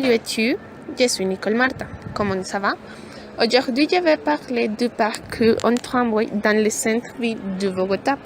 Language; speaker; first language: French; non-native, learner; Spanish